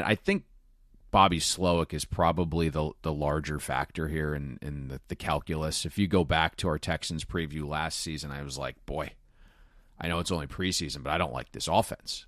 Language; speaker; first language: English; native; English